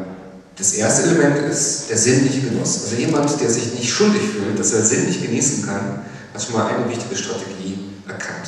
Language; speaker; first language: German; native; German